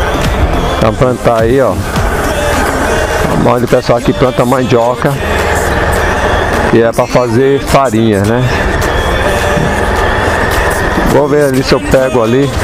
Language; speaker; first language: Portuguese; native; Portuguese